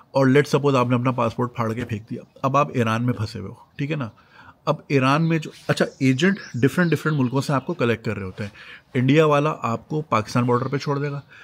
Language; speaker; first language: Urdu; native; Urdu